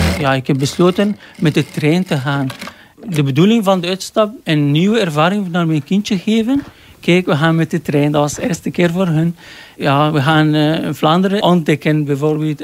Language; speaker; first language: Dutch; non-native, learner; Arabic